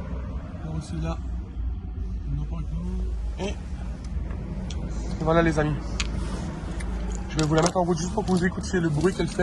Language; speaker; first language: French; native; French